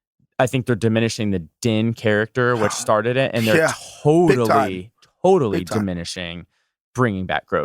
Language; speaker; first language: English; native; English